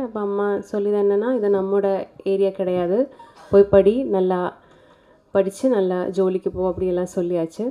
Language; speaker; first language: Tamil; non-native, local second language; Malayalam